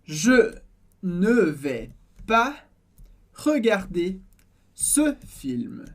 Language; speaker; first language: French; non-native, fluent; Portuguese